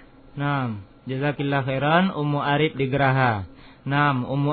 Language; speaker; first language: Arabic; non-native, fluent; Indonesian